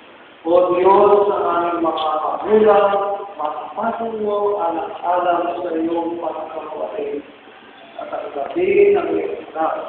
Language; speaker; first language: Filipino; native; Filipino